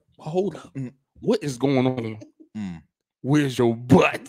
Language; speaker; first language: English; native; English